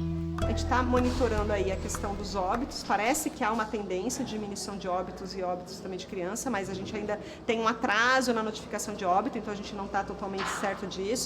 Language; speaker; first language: Portuguese; native; Portuguese